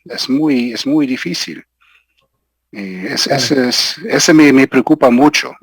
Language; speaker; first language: Spanish; non-native, fluent; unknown